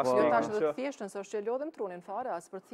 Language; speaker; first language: Albanian; native; Albanian